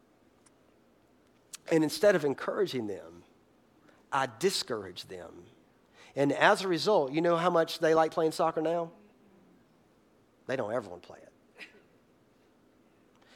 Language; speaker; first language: English; native; English